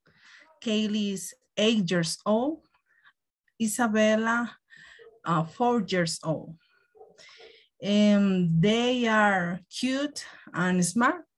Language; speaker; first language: English; non-native, learner; Spanish